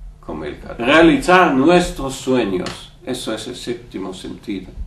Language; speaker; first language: Spanish; non-native, learner; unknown